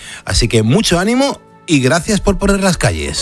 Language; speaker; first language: Spanish; native; Spanish